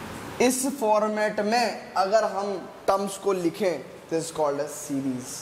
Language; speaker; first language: Hindi; native; Hindi